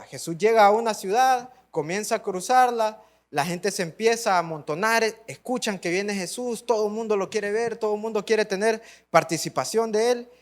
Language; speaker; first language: Spanish; native; Spanish